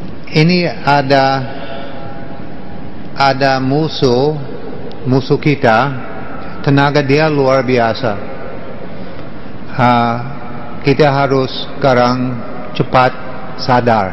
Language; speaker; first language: Indonesian; non-native, fluent; English